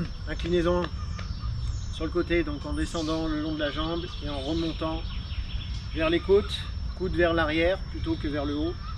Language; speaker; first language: French; native; French